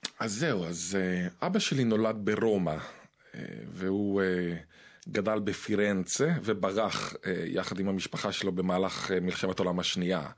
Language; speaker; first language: Hebrew; native; Hebrew